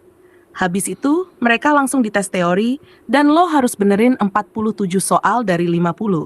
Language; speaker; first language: Indonesian; native; Indonesian